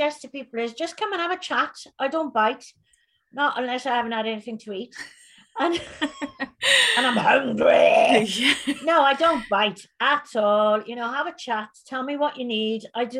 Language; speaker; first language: English; native; English